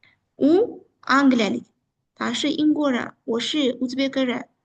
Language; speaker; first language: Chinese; non-native, fluent; Uzbek